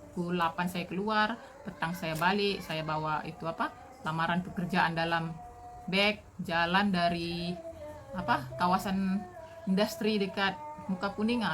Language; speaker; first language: Indonesian; native; Indonesian